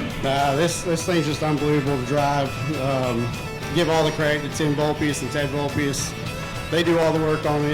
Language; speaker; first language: English; native; English